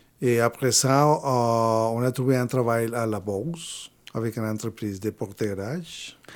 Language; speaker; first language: French; non-native, learner; Spanish